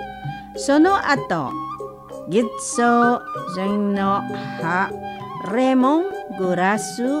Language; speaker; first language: Japanese; non-native, fluent; Indonesian